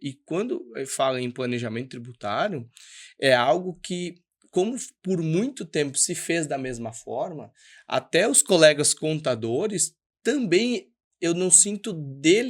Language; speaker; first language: Portuguese; native; Portuguese